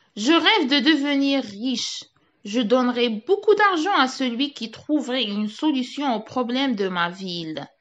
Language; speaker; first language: French; non-native, local second language; Arabic